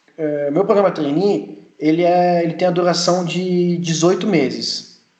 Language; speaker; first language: Portuguese; early bilingual, heritage; Portuguese